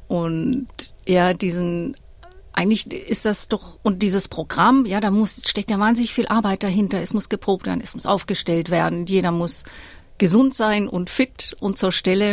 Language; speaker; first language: German; native; German